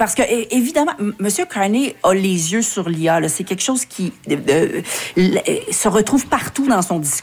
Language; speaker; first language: French; native; French